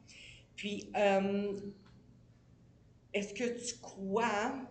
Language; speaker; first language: French; native; French